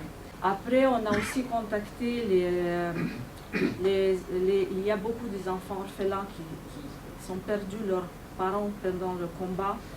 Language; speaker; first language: French; non-native, fluent; Ukrainian